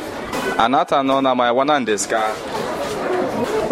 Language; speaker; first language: Japanese; non-native, fluent; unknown